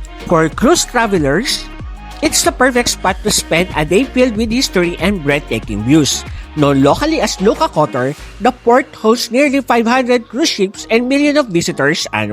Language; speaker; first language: English; non-native, local second language; Filipino